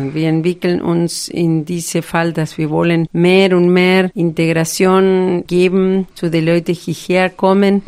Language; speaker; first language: German; non-native, learner; Spanish